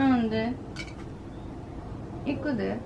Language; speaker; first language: Japanese; native; Japanese